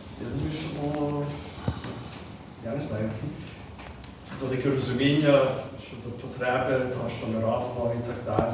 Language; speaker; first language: Ukrainian; early bilingual, heritage; Ukrainian